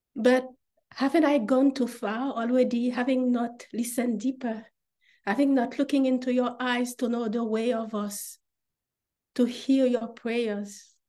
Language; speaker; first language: English; non-native, fluent; Haitian Creole